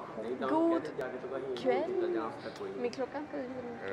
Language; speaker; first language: Swedish; early bilingual, other home language; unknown